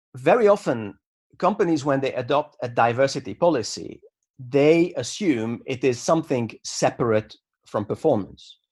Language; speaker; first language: English; non-native, fluent; Hungarian